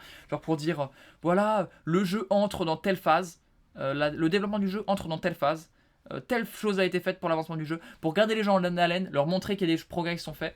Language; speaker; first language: French; native; French